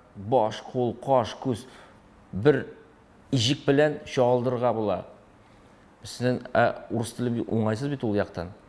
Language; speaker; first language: Tatar; non-native, local second language; Russian